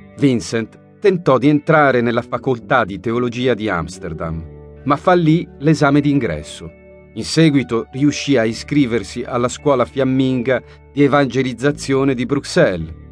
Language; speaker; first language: Italian; native; Italian